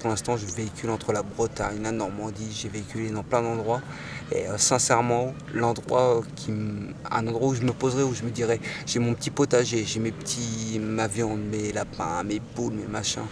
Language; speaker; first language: French; native; French